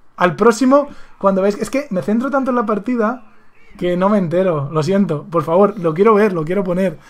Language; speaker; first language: Spanish; native; Spanish